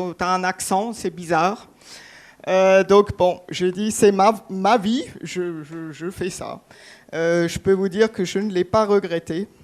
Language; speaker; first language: French; non-native, fluent; German